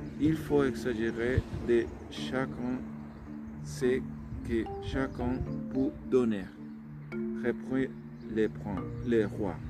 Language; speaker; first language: French; non-native, learner; Spanish